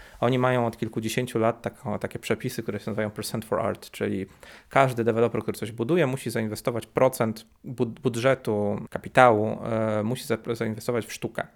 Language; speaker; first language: Polish; native; Polish